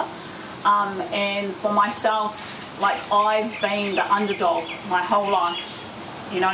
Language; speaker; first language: English; native; English